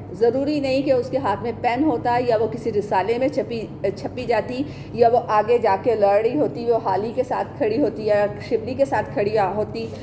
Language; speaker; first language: Urdu; native; Urdu